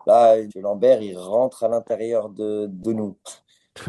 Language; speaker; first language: French; native; French